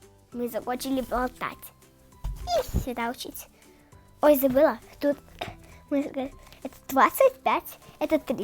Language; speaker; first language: Russian; early bilingual, heritage; Russian